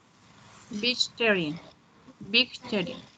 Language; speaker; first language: English; non-native, fluent; Spanish